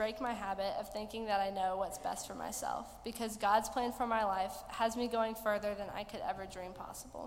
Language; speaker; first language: English; native; English